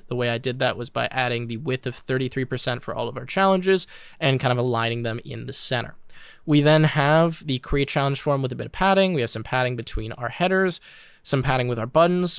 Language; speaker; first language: English; native; English